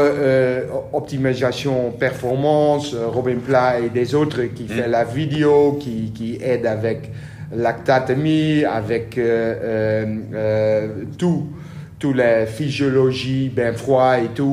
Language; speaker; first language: French; non-native, learner; Dutch